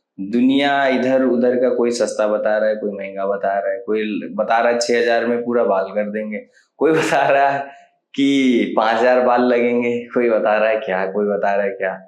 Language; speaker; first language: Hindi; native; Hindi